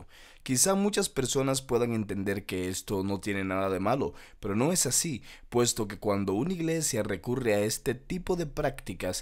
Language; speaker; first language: Spanish; native; Spanish